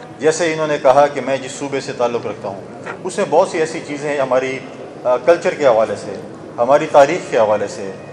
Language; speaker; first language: Urdu; non-native, local second language; Saraiki